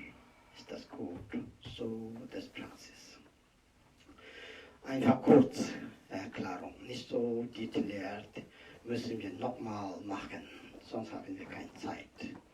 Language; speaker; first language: German; non-native, learner; Tibetan